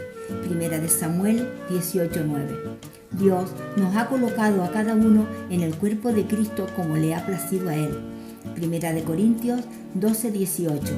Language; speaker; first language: Spanish; native; Spanish